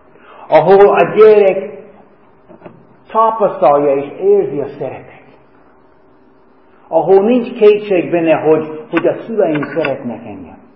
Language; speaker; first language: Hungarian; non-native, fluent; English